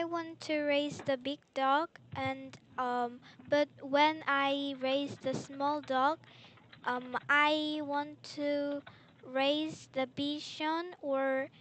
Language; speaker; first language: English; non-native, learner; Korean